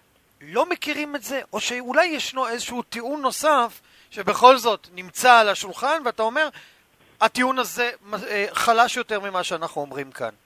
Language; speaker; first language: Hebrew; native; Hebrew